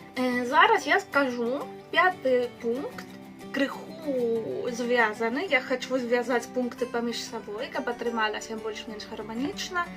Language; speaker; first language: Belarusian; non-native, fluent; Spanish